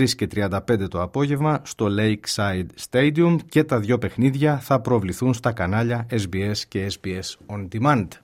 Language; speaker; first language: Greek; native; Greek